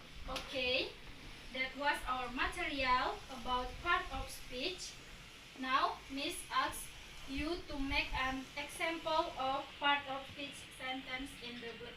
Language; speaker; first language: English; non-native, learner; Indonesian